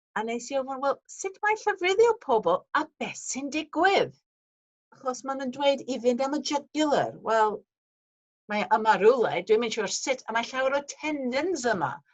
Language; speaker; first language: Welsh; non-native, fluent; English